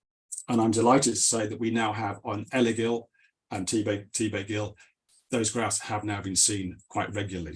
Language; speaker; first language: English; native; English